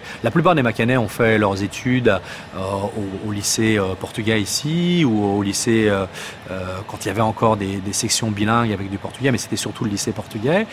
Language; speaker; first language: French; native; French